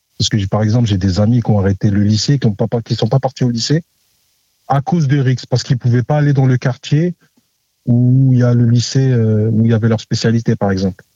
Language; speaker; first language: French; native; French